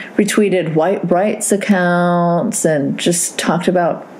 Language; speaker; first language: English; native; English